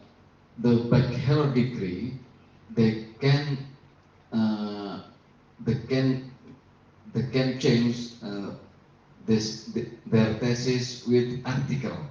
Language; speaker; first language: English; non-native, learner; Indonesian